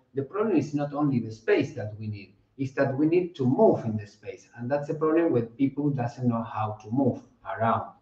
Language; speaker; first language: English; non-native, fluent; Spanish